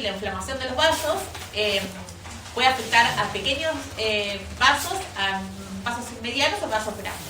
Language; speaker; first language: Spanish; native; Spanish